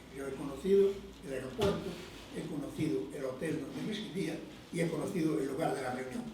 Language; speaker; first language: Spanish; non-native, local second language; Galician